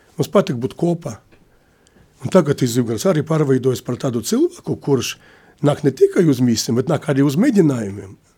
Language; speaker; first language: Latvian; non-native, local second language; Russian